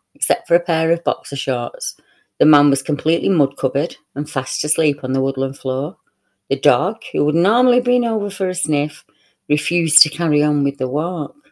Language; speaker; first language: English; native; English